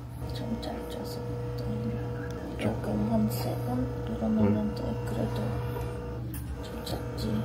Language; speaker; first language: Korean; non-native, learner; Ukrainian